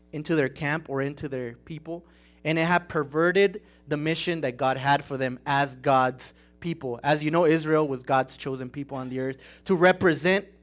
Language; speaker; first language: English; non-native, fluent; Spanish